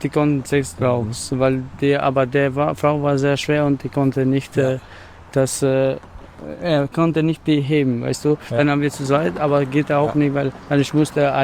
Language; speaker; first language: German; non-native, learner; Albanian